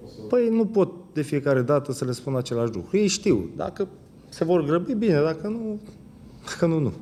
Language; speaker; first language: Romanian; native; Romanian